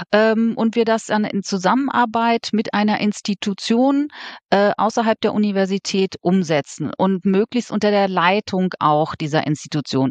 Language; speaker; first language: German; native; German